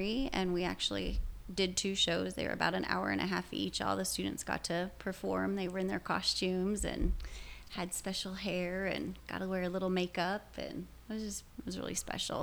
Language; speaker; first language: English; native; English